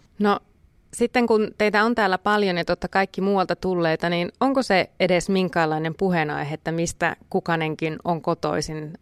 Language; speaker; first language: Finnish; native; Finnish